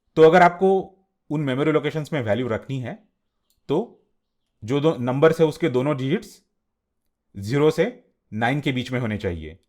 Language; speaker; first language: Hindi; non-native, local second language; Marathi